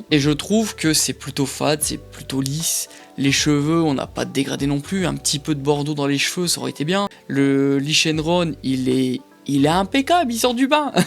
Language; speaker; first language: French; native; French